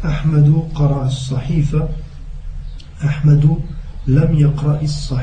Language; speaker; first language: Arabic; non-native, learner; French